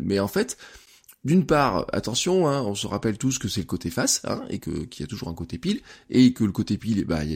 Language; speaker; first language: French; native; French